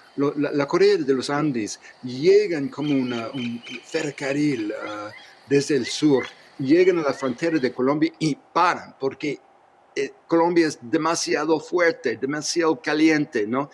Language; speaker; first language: Spanish; non-native, fluent; English